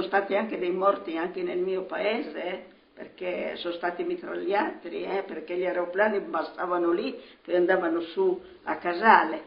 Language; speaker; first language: Italian; native; Italian